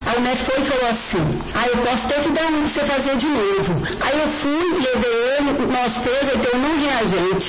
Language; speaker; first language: Portuguese; native; Portuguese